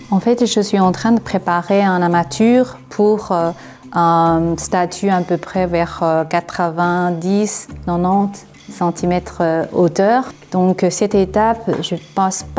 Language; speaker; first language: French; non-native, fluent; Chinese